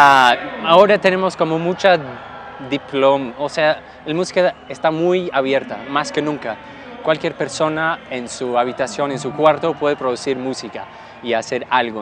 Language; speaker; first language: Spanish; non-native, fluent; English